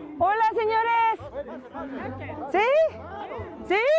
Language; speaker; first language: Spanish; non-native, learner; Korean